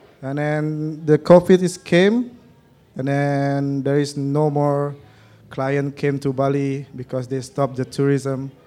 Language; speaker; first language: English; non-native, learner; Indonesian